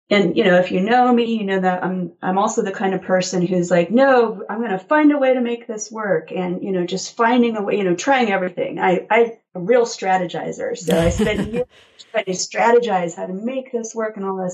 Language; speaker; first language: English; native; English